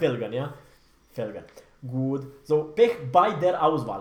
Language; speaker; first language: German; non-native, fluent; Romanian